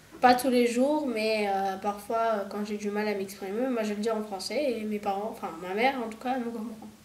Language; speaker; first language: French; early bilingual, other home language; Romanian